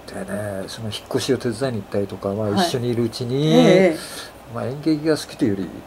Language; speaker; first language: Japanese; native; Japanese